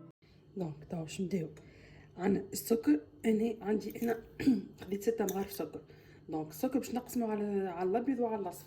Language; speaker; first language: Arabic; native; Arabic